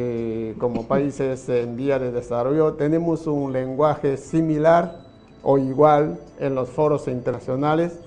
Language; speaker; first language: Spanish; non-native, fluent; Chinese